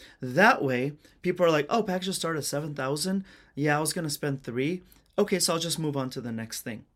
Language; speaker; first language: English; early bilingual, other home language; Persian